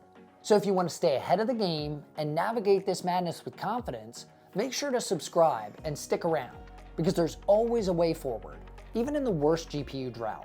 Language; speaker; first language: English; native; English